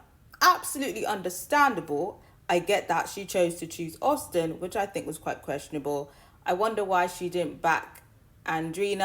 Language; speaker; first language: English; native; English